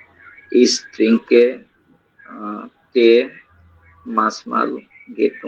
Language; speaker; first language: German; non-native, learner; Bangla